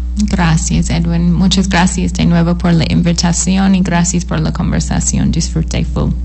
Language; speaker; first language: Spanish; non-native, fluent; English